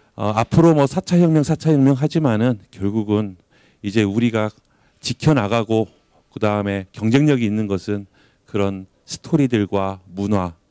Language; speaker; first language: Korean; native; Korean